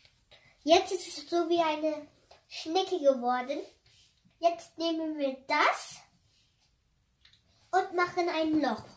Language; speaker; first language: German; non-native, fluent; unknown